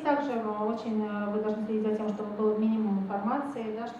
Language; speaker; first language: Russian; native; Russian